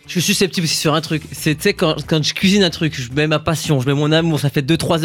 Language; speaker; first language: French; native; French